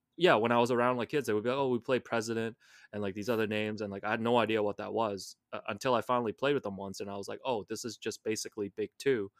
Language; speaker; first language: English; non-native, local second language; Cantonese